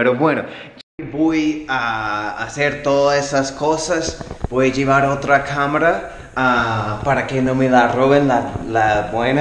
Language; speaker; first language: Spanish; native; Spanish